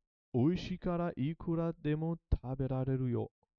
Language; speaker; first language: Japanese; non-native, learner; English